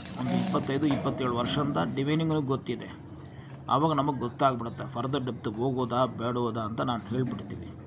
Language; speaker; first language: Kannada; non-native, local second language; Tamil